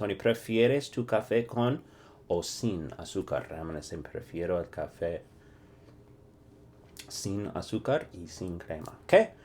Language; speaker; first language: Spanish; non-native, fluent; English